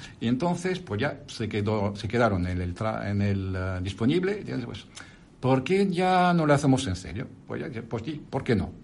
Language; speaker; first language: Spanish; non-native, fluent; French